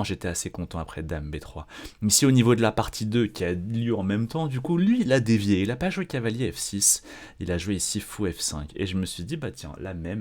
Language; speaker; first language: French; native; French